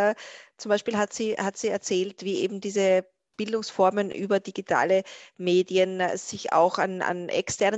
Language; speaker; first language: German; native; German